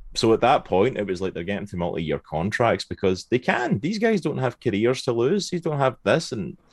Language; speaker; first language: English; native; English